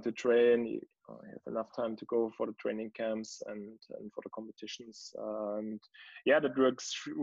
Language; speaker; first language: English; non-native, fluent; German